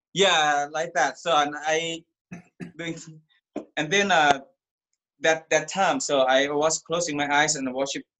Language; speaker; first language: English; non-native, learner; Thai